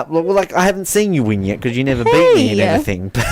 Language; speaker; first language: English; native; English